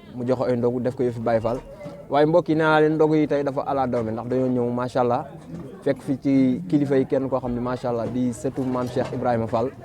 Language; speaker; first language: Wolof; native; Wolof